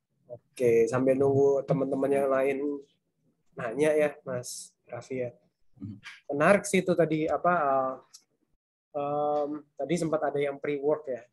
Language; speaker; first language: Indonesian; native; Indonesian